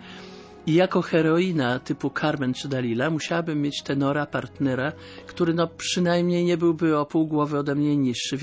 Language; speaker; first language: Polish; native; Polish